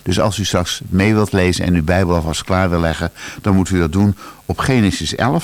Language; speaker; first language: Dutch; native; Dutch